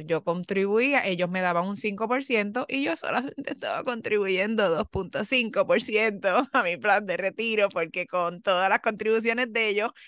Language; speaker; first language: Spanish; early bilingual, heritage; Spanish